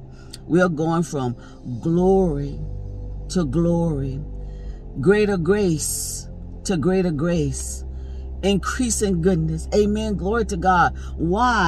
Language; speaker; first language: English; native; English